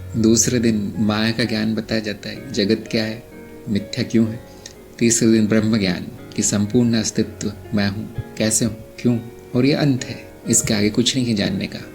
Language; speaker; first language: Hindi; non-native, local second language; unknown